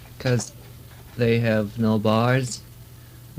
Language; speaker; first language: English; non-native, learner; Japanese